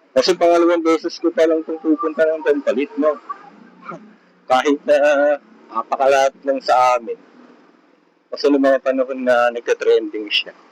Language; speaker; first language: Filipino; native; Filipino